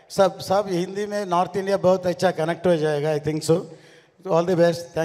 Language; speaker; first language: Hindi; non-native, local second language; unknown